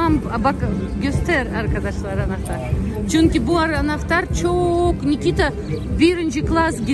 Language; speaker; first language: Turkish; non-native, learner; Russian